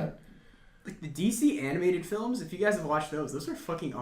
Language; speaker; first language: English; native; English